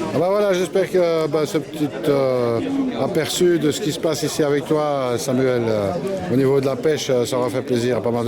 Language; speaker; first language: French; native; French